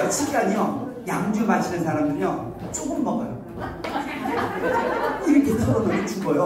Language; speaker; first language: Korean; native; Korean